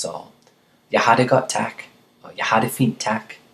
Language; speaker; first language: Danish; non-native, fluent; English